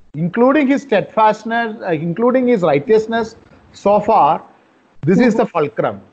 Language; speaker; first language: English; non-native, local second language; Malayalam